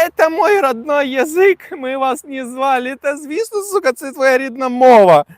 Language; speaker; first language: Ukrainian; non-native, local second language; Russian